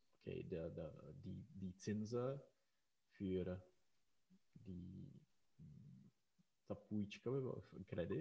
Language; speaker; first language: German; non-native, learner; Czech